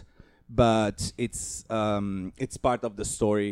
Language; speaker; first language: English; non-native, fluent; Italian